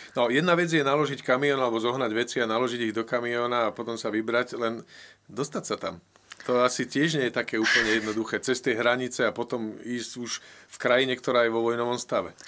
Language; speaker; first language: Slovak; native; Slovak